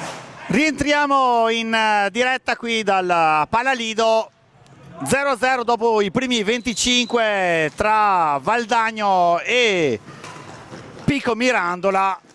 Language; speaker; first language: Italian; native; Italian